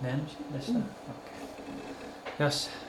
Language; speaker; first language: Japanese; non-native, fluent; English